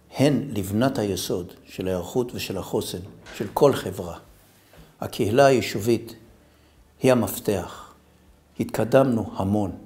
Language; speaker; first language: Hebrew; native; Hebrew